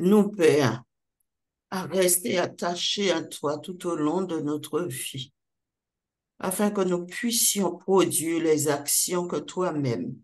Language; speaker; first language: French; native; French